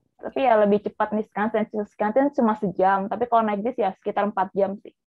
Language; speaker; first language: Indonesian; native; Indonesian